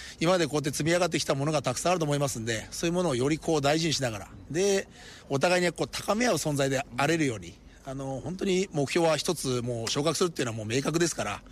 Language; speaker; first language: Japanese; native; Japanese